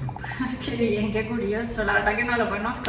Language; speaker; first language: Spanish; native; Spanish